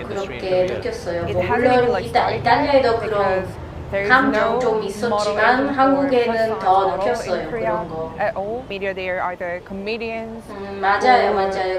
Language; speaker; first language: Korean; non-native, learner; Italian